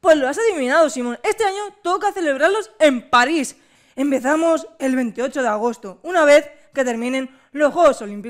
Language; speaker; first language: Spanish; native; Spanish